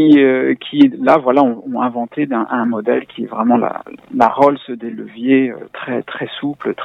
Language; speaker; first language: French; native; French